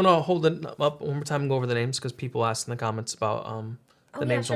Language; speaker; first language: English; native; English